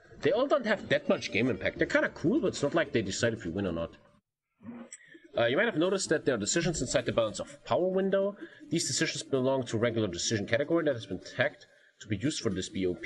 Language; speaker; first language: English; non-native, fluent; German